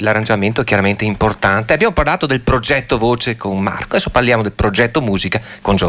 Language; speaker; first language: Italian; native; Italian